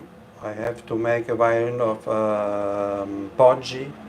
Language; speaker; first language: English; non-native, learner; Italian